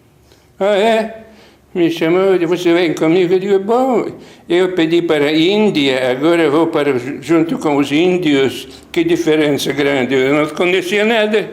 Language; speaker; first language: Portuguese; non-native, fluent; Lithuanian